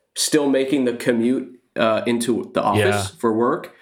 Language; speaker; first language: English; native; English